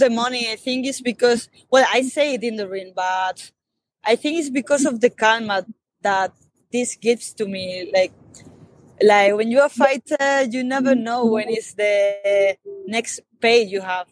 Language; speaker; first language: English; non-native, fluent; Spanish